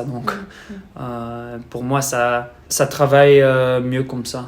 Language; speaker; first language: French; non-native, learner; Dutch